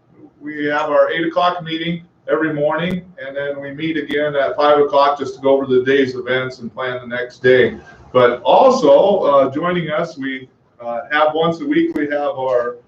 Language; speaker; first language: English; native; English